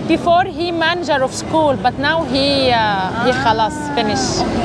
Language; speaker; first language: English; non-native, learner; Arabic